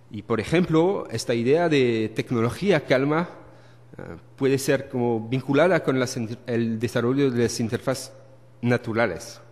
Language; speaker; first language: Spanish; non-native, learner; French